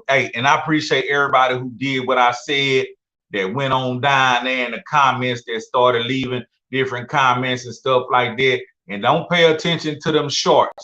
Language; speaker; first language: English; native; English